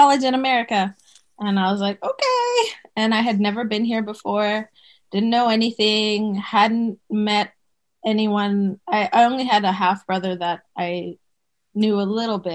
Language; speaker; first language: English; native; English